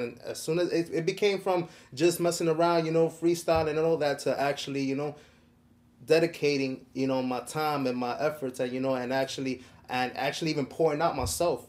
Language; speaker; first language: English; early bilingual, other home language; Spanish